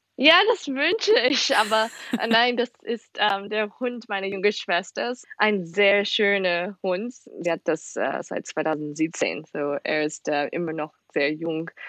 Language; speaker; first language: German; non-native, fluent; English